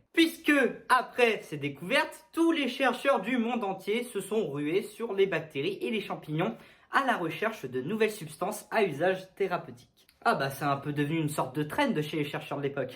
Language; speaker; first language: French; native; French